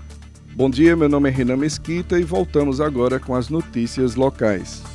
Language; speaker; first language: Portuguese; native; Portuguese